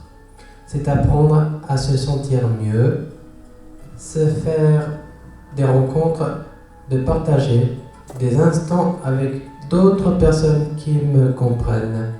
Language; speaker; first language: French; early bilingual, other home language; Spanish